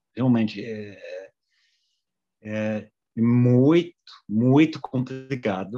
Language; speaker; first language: Portuguese; non-native, fluent; French